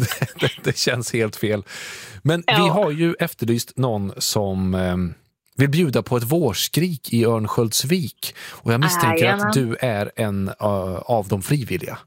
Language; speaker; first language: Swedish; native; Swedish